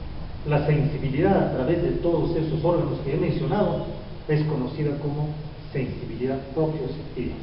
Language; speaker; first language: Spanish; native; Spanish